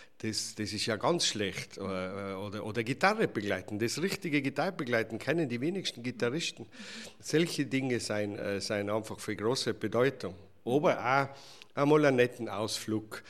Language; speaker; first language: German; native; German